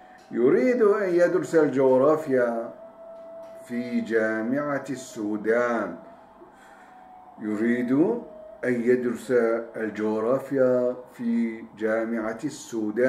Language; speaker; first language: Arabic; non-native, fluent; Turkish